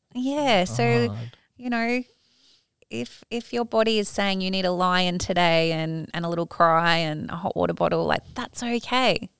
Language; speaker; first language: English; native; English